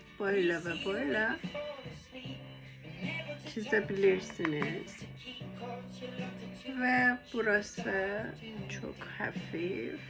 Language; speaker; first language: Turkish; non-native, learner; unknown